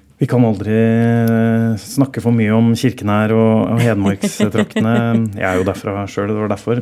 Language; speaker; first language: Norwegian; native; Norwegian